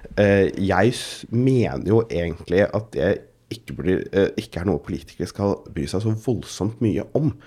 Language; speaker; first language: Norwegian; early bilingual, other home language; Urdu